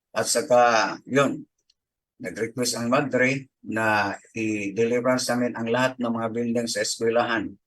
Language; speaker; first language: Filipino; non-native, local second language; Cebuano